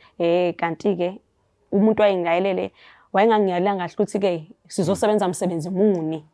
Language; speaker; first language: Zulu; native; Zulu